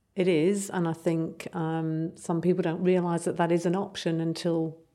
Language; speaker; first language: English; native; English